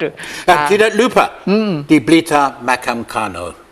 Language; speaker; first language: Indonesian; non-native, learner; English